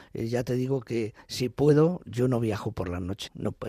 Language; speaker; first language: Spanish; native; Spanish